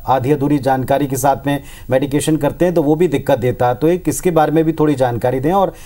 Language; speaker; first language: Hindi; native; Hindi